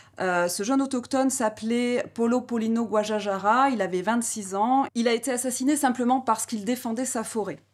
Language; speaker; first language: French; native; French